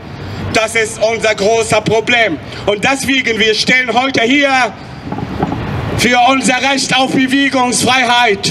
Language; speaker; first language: German; non-native, fluent; Arabic